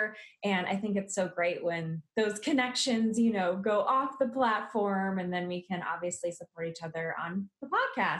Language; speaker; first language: English; native; English